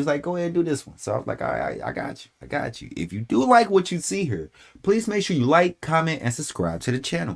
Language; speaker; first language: English; native; English